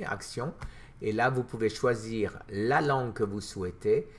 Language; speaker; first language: French; native; French